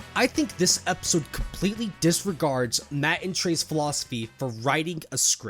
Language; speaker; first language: English; native; English